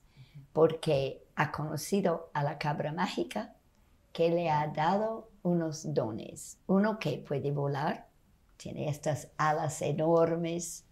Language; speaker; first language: Spanish; non-native, fluent; English